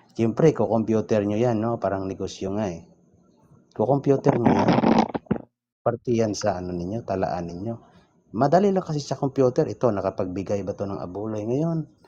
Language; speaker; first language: Filipino; non-native, local second language; Cebuano